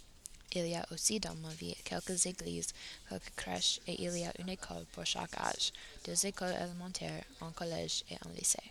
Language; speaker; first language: French; non-native, learner; English